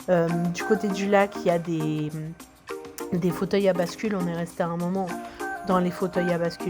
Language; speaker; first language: French; native; French